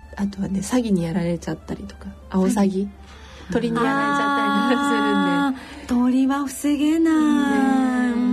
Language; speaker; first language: Japanese; native; Japanese